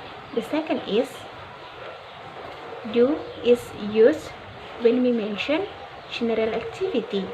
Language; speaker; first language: English; non-native, learner; Indonesian